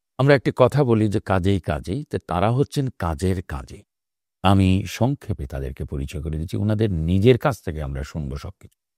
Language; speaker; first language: Bangla; native; Bangla